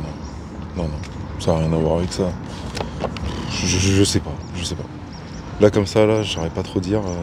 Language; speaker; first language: French; native; French